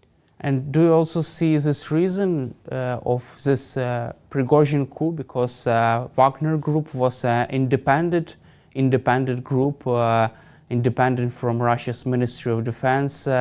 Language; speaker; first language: English; non-native, fluent; Ukrainian